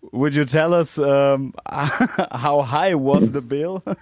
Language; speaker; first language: English; non-native, fluent; German